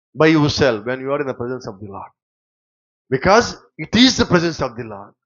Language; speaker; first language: English; non-native, local second language; Telugu